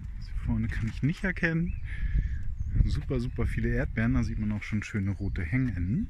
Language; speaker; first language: German; native; German